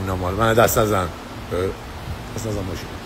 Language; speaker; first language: Persian; native; Persian